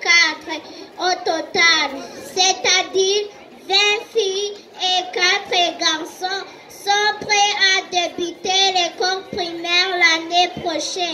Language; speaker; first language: French; non-native, learner; Kinyarwanda